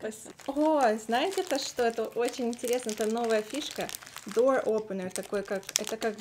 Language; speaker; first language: Russian; native; Russian